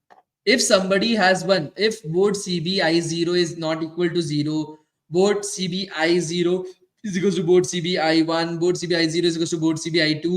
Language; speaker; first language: English; non-native, local second language; Hindi